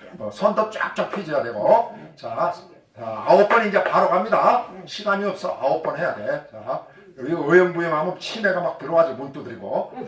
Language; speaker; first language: Korean; native; Korean